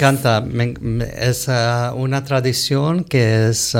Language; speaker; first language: Spanish; early bilingual, heritage; Spanish